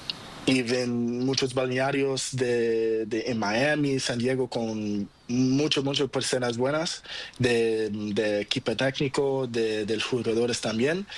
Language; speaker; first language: Spanish; non-native, learner; Portuguese